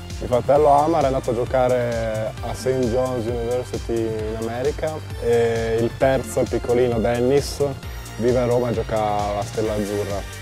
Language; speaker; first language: Italian; early bilingual, other home language; Bosnian